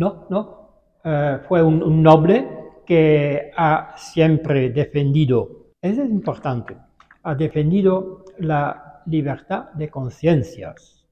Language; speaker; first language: Spanish; non-native, fluent; Dutch